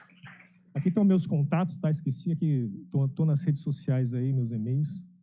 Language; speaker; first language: Portuguese; native; Portuguese